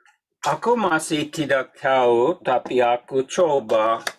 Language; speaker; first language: Indonesian; non-native, learner; English